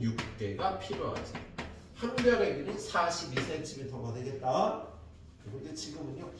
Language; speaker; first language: Korean; native; Korean